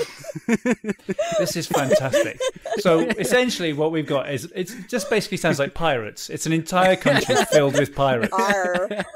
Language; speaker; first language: English; native; English